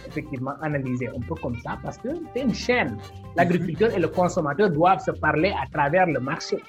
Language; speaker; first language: French; non-native, local second language; Wolof